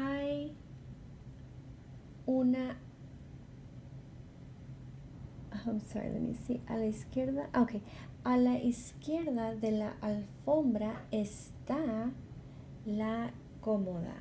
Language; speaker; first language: Spanish; non-native, fluent; English